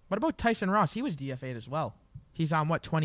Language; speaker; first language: English; native; English